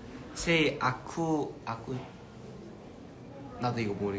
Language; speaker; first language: Korean; early bilingual, heritage; Korean